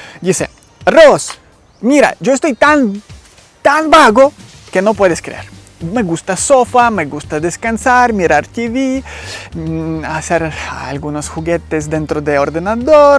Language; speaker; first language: Spanish; non-native, learner; Ukrainian